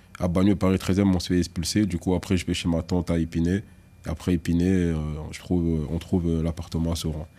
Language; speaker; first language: French; early bilingual, other home language; Lingala